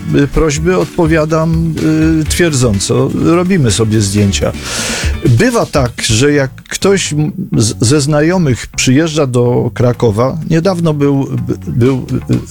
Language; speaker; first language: Polish; native; Polish